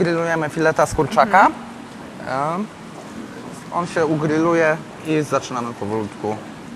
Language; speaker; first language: Polish; native; Polish